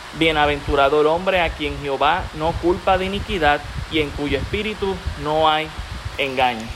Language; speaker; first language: Spanish; native; Spanish